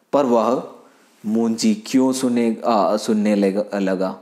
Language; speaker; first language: Hindi; non-native, local second language; Malayalam